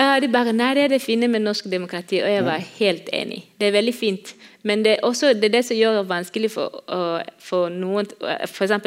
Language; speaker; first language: Norwegian; non-native, fluent; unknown